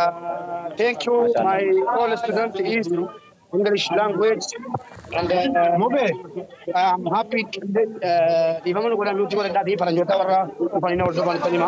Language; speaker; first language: English; non-native, learner; Oromo